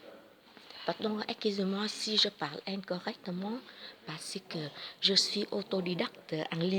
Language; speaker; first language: French; non-native, learner; Vietnamese